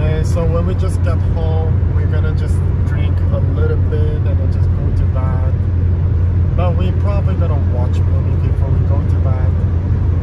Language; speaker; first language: English; non-native, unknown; Korean